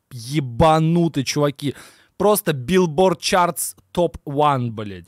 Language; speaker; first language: Russian; native; Russian